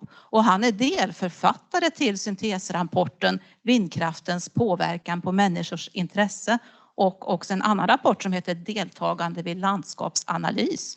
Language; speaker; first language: Swedish; native; Swedish